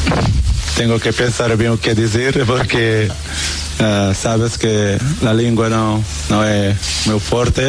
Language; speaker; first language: Spanish; non-native, learner; Portuguese